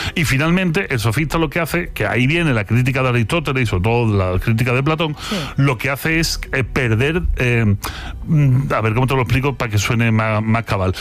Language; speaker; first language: Spanish; native; Spanish